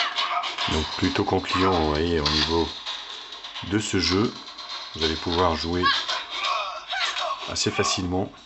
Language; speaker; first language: French; native; French